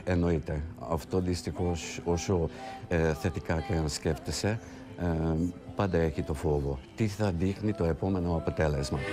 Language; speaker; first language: Greek; non-native, fluent; Hungarian